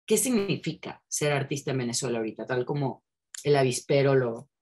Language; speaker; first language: Spanish; native; Spanish